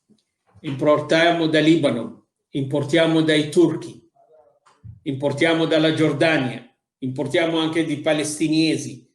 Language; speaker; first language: Italian; non-native, fluent; Arabic